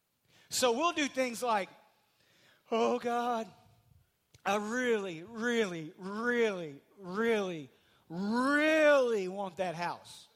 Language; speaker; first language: English; native; English